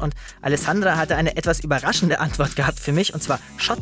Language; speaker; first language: German; native; German